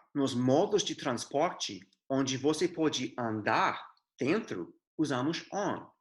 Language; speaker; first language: Portuguese; non-native, fluent; English